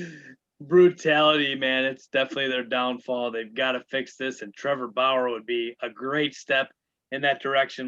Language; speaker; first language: English; native; English